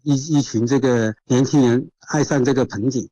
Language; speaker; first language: Chinese; non-native, local second language; Cantonese